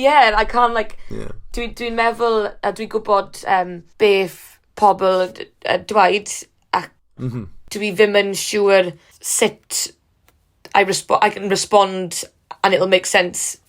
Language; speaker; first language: Welsh; non-native, learner; English